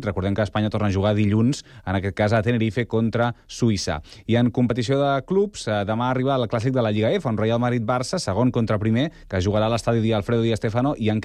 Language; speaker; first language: Catalan; native; Catalan